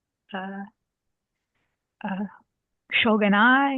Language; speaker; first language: Japanese; non-native, learner; English